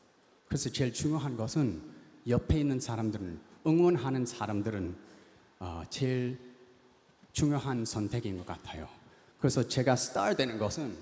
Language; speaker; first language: Korean; early bilingual, heritage; English